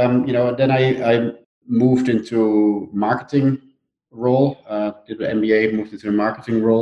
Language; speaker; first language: English; non-native, fluent; Dutch